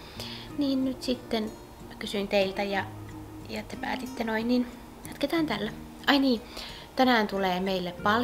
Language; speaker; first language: Finnish; native; Finnish